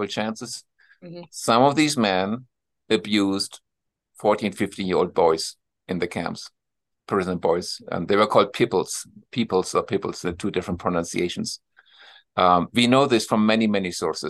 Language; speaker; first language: English; non-native, fluent; German